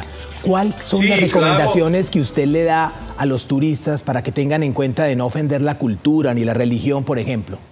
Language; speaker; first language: Spanish; native; Spanish